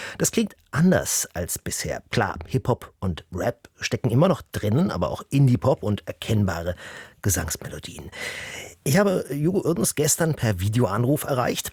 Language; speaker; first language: German; native; German